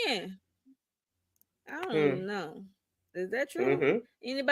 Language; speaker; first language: English; native; English